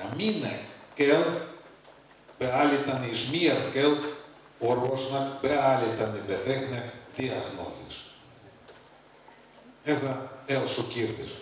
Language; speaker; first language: Hungarian; non-native, learner; Russian